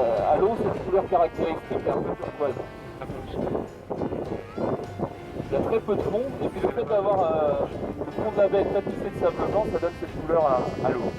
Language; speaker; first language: French; native; French